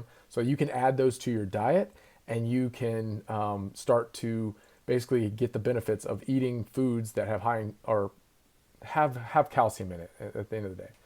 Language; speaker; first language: English; native; English